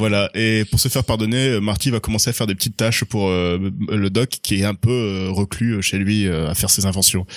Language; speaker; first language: French; native; French